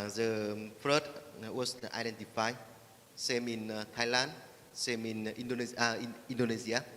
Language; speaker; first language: English; non-native, learner; Vietnamese